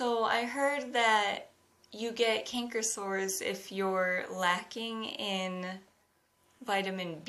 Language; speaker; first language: English; native; English